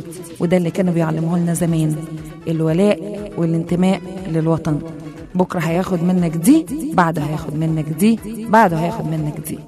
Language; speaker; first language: Arabic; native; Arabic